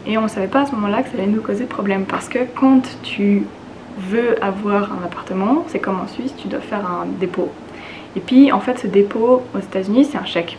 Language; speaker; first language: French; native; French